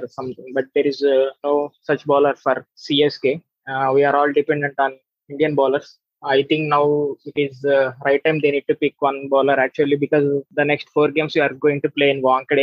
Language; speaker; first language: English; non-native, local second language; Telugu